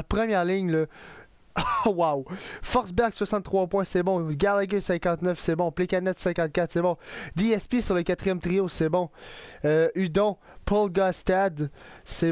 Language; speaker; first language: French; native; French